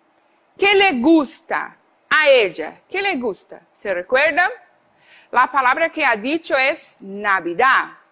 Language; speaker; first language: Spanish; non-native, fluent; Portuguese